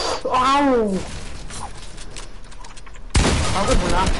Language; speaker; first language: Bulgarian; native; Bulgarian